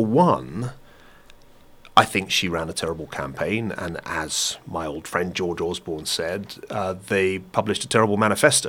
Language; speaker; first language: English; native; English